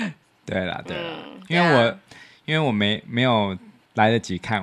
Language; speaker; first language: Chinese; native; Chinese